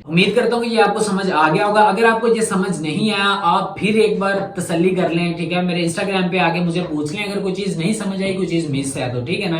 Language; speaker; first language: Urdu; non-native, local second language; Punjabi